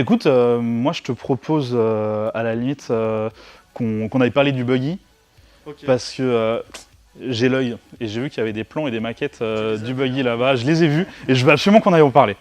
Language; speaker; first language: French; native; French